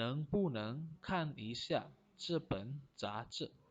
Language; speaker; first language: Chinese; non-native, fluent; Indonesian